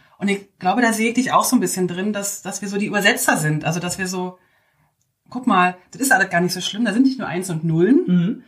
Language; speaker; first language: German; native; German